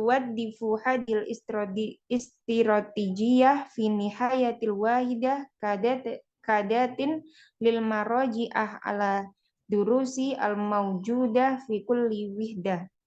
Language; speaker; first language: Arabic; non-native, learner; Indonesian